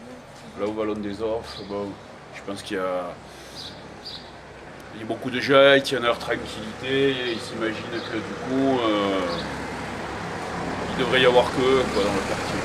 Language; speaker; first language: French; native; French